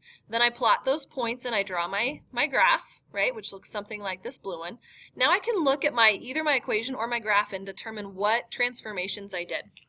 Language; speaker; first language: English; native; English